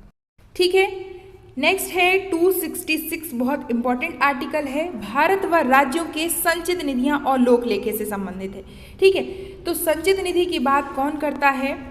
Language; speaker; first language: Hindi; native; Hindi